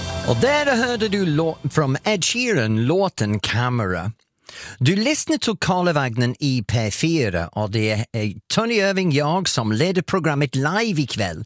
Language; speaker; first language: Swedish; non-native, fluent; English